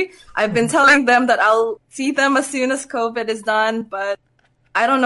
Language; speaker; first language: English; non-native, local second language; Cebuano